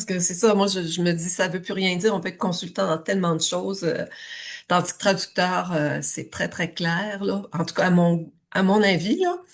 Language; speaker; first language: French; native; French